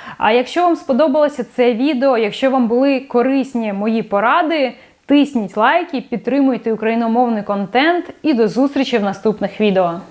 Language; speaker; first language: Ukrainian; non-native, local second language; Russian